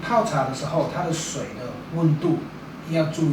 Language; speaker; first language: Chinese; non-native, fluent; English